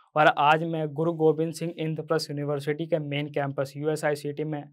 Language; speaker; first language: Hindi; native; Hindi